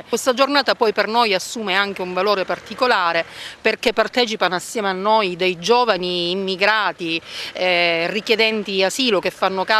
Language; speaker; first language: Italian; native; Italian